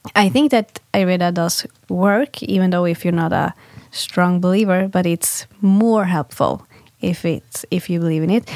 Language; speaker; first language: English; non-native, fluent; Swedish